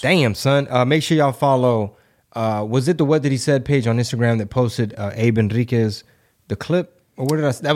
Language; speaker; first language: English; early bilingual, other home language; Spanish